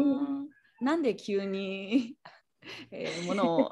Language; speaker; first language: Japanese; non-native, learner; English